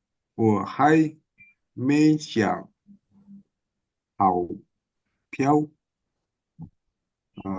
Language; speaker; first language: Chinese; non-native, learner; Indonesian